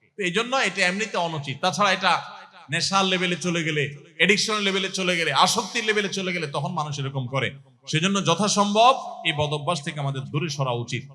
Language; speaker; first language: Bangla; native; Bangla